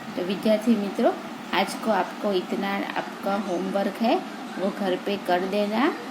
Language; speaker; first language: Hindi; non-native, local second language; Gujarati